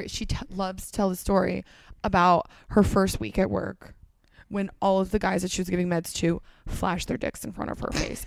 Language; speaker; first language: English; native; English